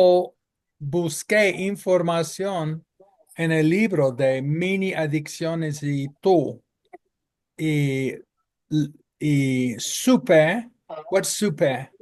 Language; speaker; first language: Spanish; non-native, fluent; English